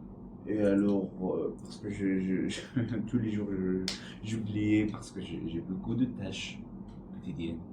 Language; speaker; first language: French; non-native, learner; Arabic